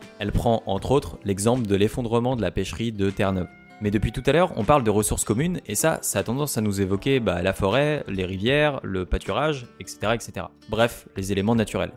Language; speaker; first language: French; native; French